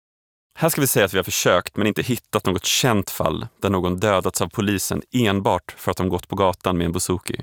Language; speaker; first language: Swedish; native; Swedish